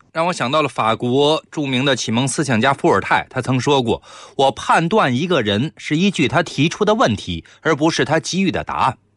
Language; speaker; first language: Chinese; native; Chinese